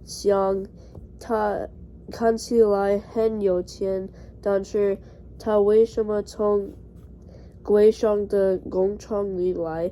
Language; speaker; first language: Chinese; non-native, learner; English